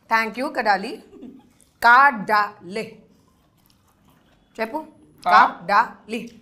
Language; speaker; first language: Telugu; non-native, learner; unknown